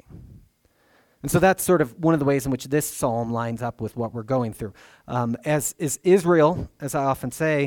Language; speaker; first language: English; native; English